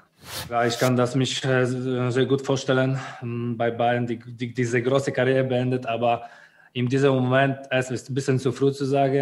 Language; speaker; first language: German; non-native, fluent; Polish